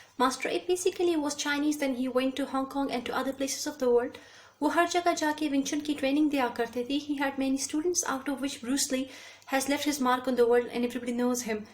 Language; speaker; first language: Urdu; native; Urdu